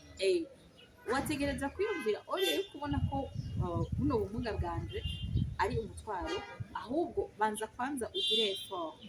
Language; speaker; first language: Rundi; native; Rundi